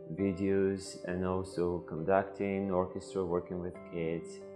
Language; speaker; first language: English; non-native, fluent; Bulgarian